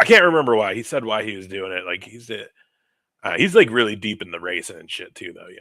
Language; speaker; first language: English; native; English